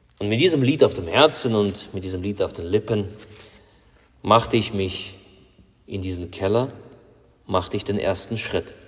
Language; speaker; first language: German; non-native, fluent; Russian